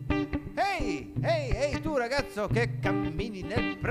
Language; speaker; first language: Italian; native; Italian